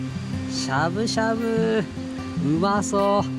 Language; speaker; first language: Japanese; native; Japanese